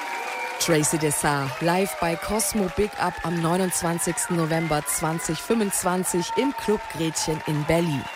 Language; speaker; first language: German; native; German